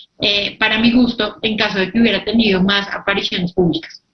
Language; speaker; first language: Spanish; native; Spanish